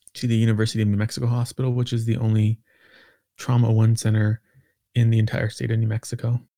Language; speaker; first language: English; native; English